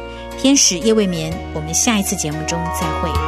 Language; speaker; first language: Chinese; native; Chinese